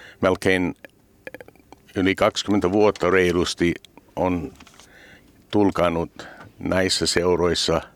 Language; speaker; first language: Finnish; non-native, fluent; English